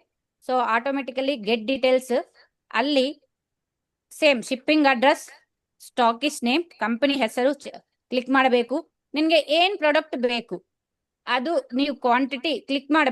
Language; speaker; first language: Kannada; non-native, learner; Telugu